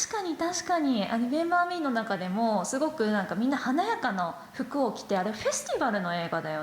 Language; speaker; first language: Japanese; native; Japanese